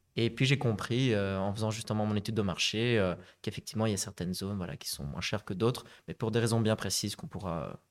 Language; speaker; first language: French; native; French